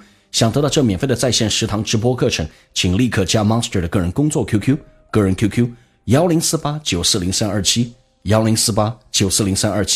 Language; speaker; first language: Chinese; native; Chinese